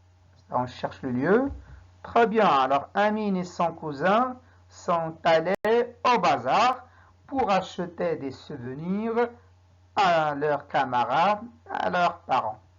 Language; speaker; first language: French; non-native, local second language; Arabic